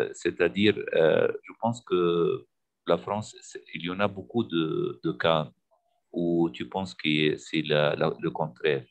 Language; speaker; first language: French; non-native, fluent; Arabic